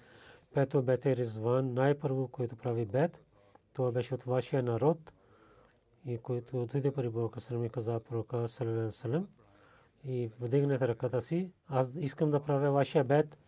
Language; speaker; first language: Bulgarian; non-native, learner; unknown